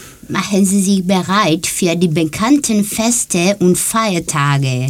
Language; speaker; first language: German; non-native, learner; Greek